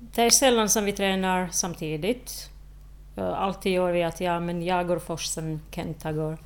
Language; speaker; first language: Swedish; non-native, fluent; Slovak